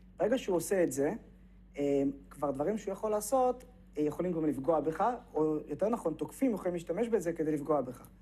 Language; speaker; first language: Hebrew; native; Hebrew